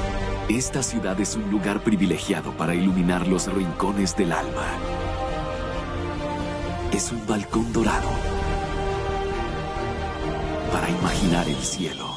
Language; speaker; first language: Spanish; native; Spanish